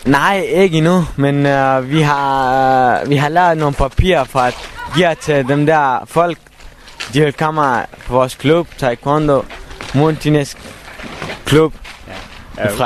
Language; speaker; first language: Danish; non-native, learner; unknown